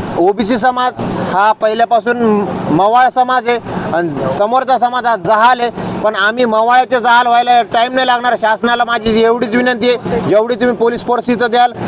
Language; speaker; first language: Marathi; non-native, local second language; Lambadi